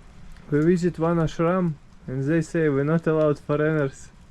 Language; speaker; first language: English; non-native, learner; Russian